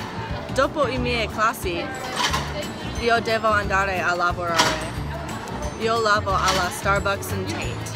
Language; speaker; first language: Italian; non-native, learner; English